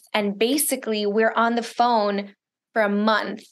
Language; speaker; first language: English; early bilingual, other home language; Russian